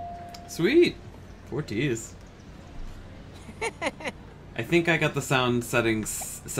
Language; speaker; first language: English; native; English